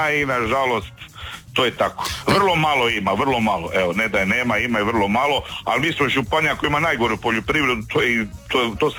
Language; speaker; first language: Serbian; native; Serbian